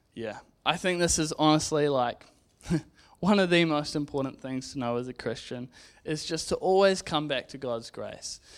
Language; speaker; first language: English; native; English